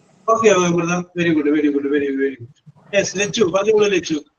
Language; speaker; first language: English; non-native, fluent; Malayalam